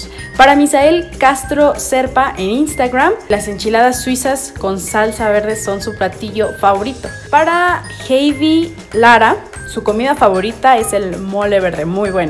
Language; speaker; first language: Spanish; native; Spanish